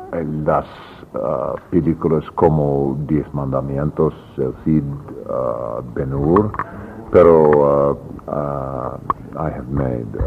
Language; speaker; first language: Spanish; non-native, learner; English